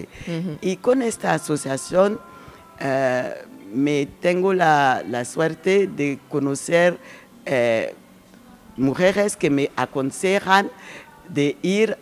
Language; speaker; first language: Spanish; non-native, learner; French